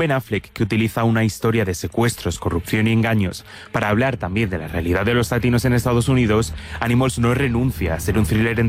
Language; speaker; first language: Spanish; native; Spanish